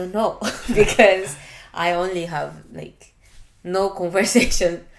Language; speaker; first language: English; non-native, learner; Japanese